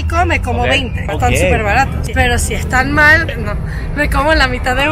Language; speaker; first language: Spanish; non-native, fluent; French